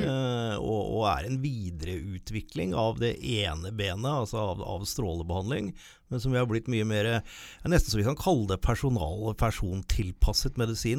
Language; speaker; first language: Norwegian; native; Norwegian